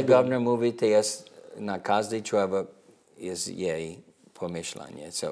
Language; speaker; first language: Polish; early bilingual, heritage; English